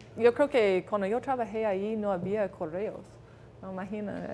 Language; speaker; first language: Spanish; non-native, fluent; English